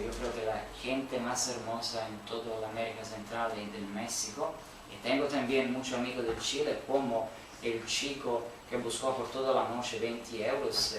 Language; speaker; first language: Spanish; non-native, learner; Italian